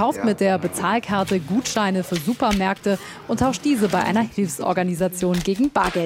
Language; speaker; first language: German; native; German